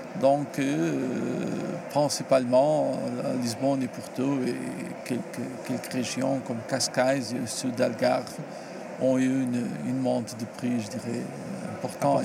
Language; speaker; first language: French; non-native, learner; Portuguese